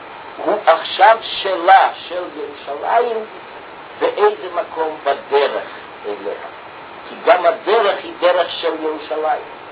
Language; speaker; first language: Hebrew; non-native, fluent; Russian